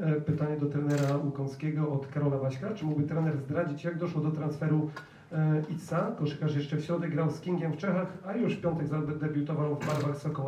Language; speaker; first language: Polish; native; Polish